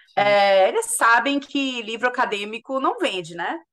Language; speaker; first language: Portuguese; native; Portuguese